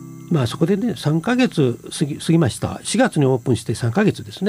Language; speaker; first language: Japanese; native; Japanese